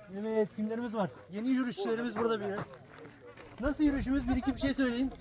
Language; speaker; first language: Turkish; native; Turkish